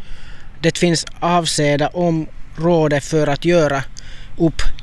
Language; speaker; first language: Swedish; non-native, learner; Finnish